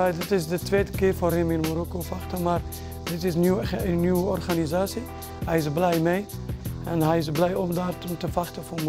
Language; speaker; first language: Dutch; non-native, fluent; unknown